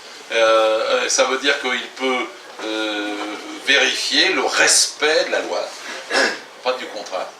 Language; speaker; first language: French; native; French